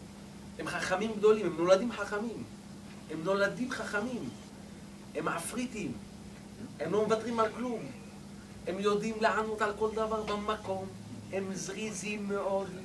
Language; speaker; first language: Hebrew; native; Hebrew